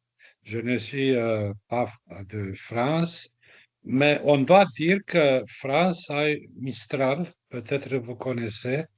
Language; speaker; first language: French; non-native, fluent; Romanian